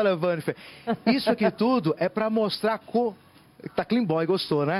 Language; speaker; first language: Portuguese; native; Portuguese